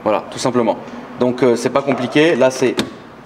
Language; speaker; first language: French; native; French